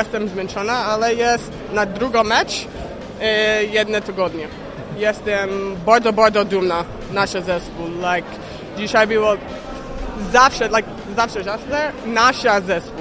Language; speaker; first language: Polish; non-native, learner; English